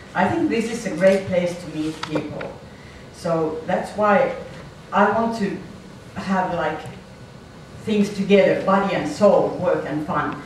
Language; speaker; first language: English; non-native, fluent; Finnish